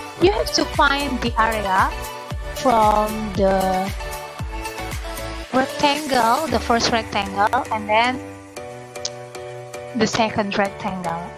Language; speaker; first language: English; non-native, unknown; Indonesian